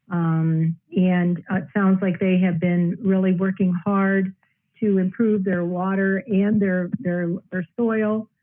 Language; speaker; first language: English; native; English